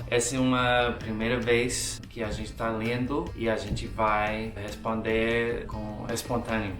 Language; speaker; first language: Portuguese; non-native, learner; English